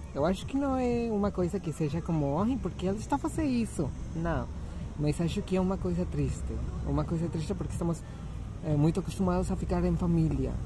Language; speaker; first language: Portuguese; non-native, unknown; Spanish